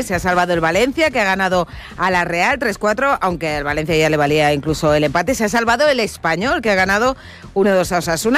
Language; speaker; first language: Spanish; native; Spanish